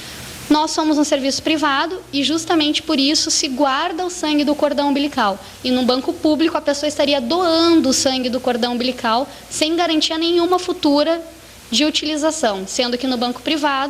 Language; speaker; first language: Portuguese; native; Portuguese